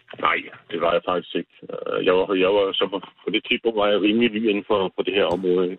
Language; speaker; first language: Danish; native; Danish